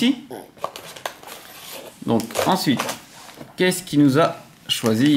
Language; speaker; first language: French; native; French